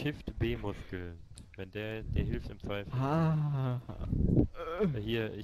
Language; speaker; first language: German; native; German